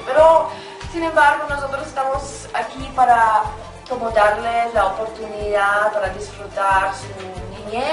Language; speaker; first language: Spanish; non-native, fluent; German